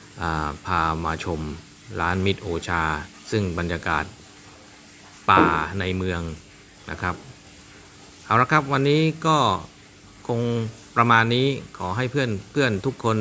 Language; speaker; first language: Thai; native; Thai